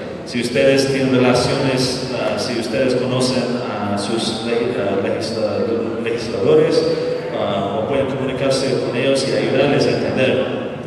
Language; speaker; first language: Spanish; non-native, fluent; English